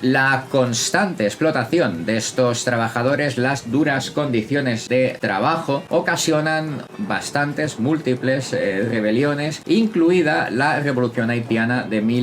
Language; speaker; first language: Spanish; native; Spanish